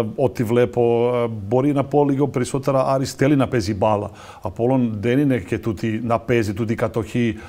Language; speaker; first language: Greek; non-native, fluent; Serbian